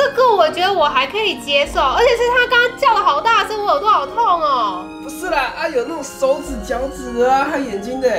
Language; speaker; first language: Chinese; native; Chinese